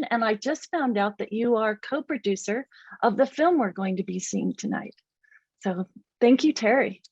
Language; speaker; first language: English; native; English